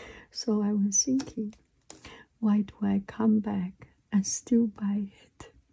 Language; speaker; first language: English; non-native, learner; Chinese